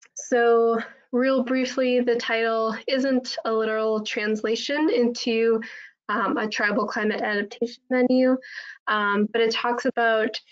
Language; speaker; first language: English; native; English